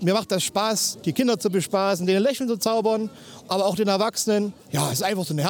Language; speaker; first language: German; native; German